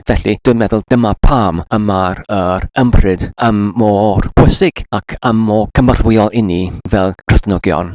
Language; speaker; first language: Welsh; non-native, learner; English